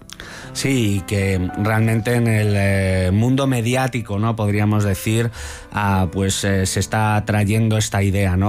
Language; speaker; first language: Spanish; native; Spanish